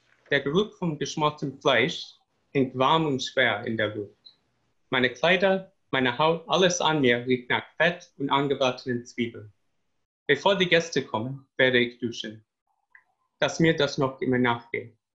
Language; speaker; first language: German; non-native, fluent; English